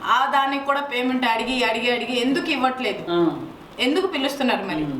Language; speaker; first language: Telugu; non-native, local second language; Odia